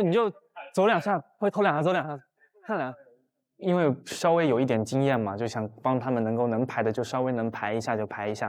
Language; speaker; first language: Chinese; native; Chinese